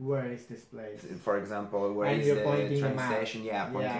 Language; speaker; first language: English; non-native, fluent; Filipino